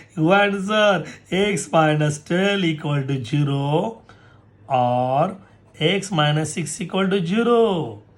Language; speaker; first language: Hindi; non-native, local second language; Marathi